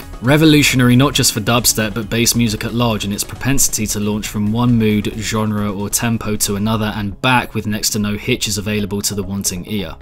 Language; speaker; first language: English; native; English